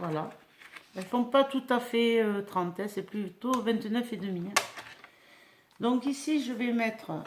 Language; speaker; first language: French; native; French